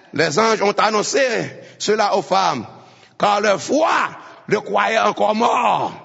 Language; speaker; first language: French; non-native, local second language; Haitian Creole